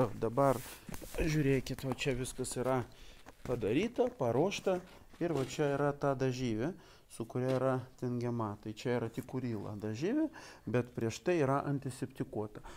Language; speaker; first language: Lithuanian; non-native, local second language; Polish